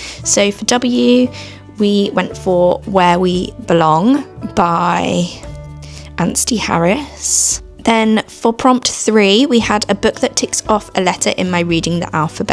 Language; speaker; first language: English; native; English